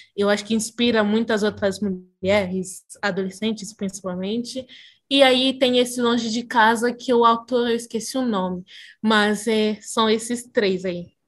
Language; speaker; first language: Portuguese; early bilingual, other home language; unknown